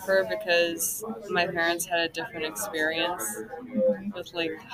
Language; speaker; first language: English; early bilingual, other home language; Russian